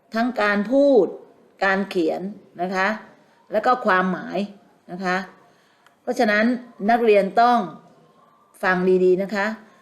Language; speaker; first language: Thai; native; Thai